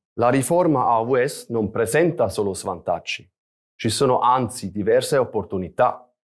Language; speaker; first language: Italian; native; Italian